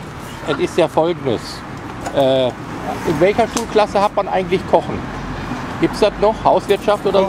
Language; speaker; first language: German; native; German